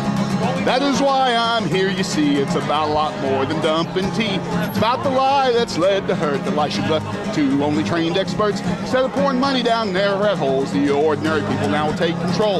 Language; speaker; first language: English; native; English